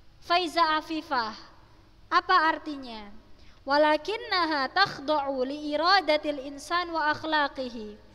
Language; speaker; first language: Arabic; non-native, fluent; Indonesian